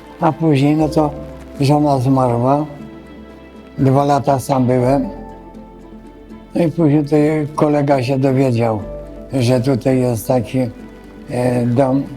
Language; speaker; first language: Polish; native; Polish